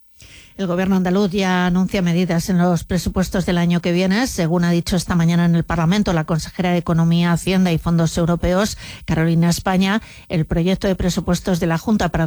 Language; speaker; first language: Spanish; native; Spanish